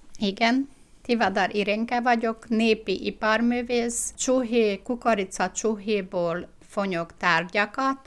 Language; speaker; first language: Hungarian; native; Hungarian